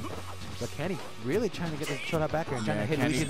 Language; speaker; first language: English; native; English